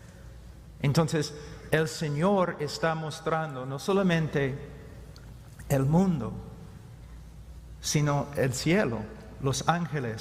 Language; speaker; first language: Spanish; non-native, fluent; English